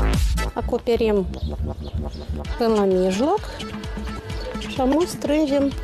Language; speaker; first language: Romanian; non-native, local second language; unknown